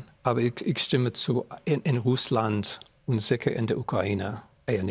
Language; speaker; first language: German; non-native, fluent; English